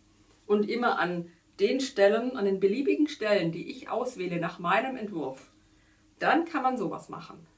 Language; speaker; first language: German; native; German